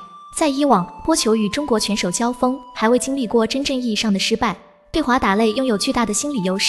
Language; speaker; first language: Chinese; native; Chinese